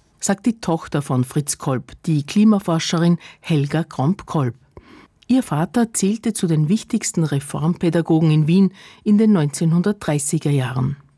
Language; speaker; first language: German; native; German